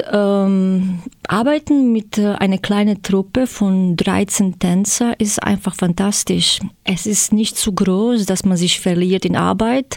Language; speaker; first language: German; non-native, fluent; Croatian